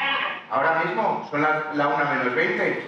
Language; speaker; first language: Spanish; native; Spanish